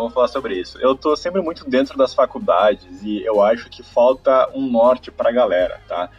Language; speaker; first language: Portuguese; native; Portuguese